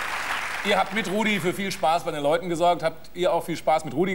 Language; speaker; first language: German; native; German